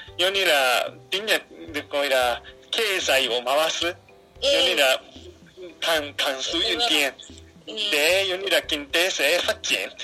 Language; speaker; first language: Vietnamese; non-native, fluent; Japanese